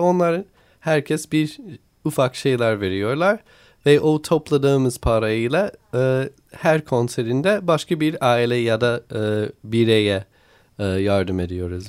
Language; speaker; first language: Turkish; non-native, learner; English